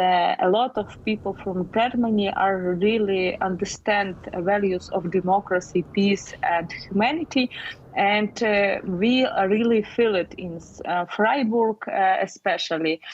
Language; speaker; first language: English; non-native, learner; Ukrainian